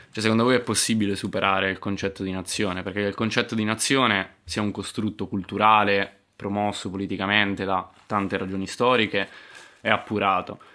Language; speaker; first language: Italian; native; Italian